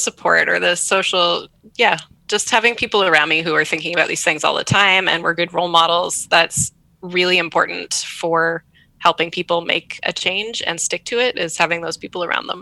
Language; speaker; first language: English; native; English